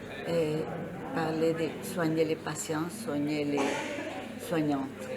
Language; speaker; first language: French; non-native, fluent; Spanish